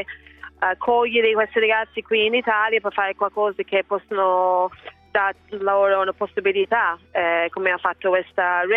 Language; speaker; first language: Italian; non-native, learner; English